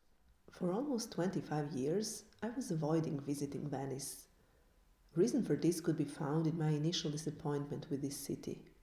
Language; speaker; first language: English; non-native, learner; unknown